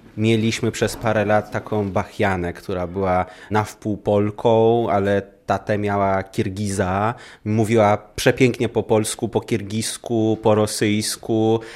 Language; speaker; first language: Polish; non-native, fluent; Russian